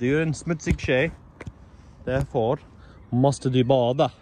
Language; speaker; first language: Swedish; non-native, learner; English